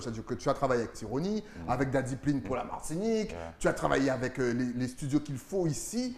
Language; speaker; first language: French; native; French